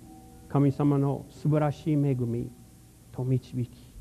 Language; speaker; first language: Japanese; non-native, fluent; English